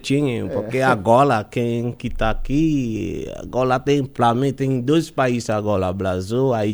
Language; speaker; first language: Portuguese; non-native, learner; Haitian Creole